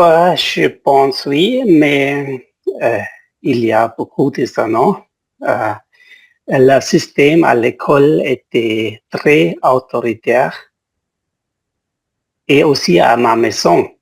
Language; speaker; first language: French; non-native, learner; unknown